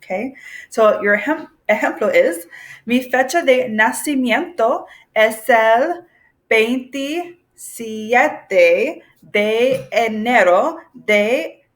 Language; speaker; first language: Spanish; non-native, fluent; English